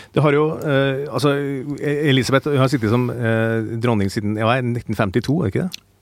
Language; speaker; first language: Norwegian; native; Norwegian